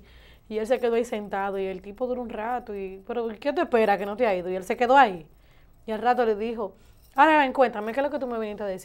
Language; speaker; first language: Spanish; native; Spanish